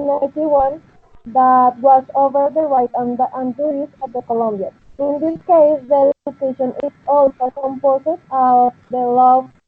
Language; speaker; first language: English; non-native, learner; Spanish